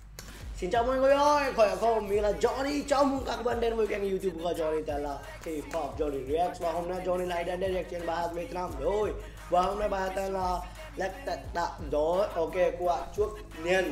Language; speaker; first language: Vietnamese; non-native, learner; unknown